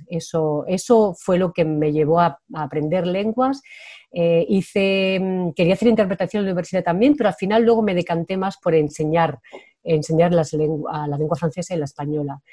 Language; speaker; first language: Spanish; native; Spanish